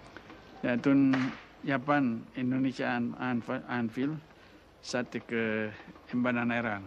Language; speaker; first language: Dutch; non-native, local second language; Indonesian